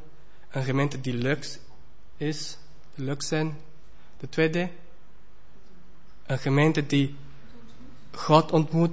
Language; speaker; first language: Dutch; non-native, fluent; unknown